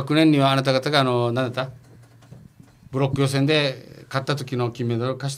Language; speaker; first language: Japanese; native; Japanese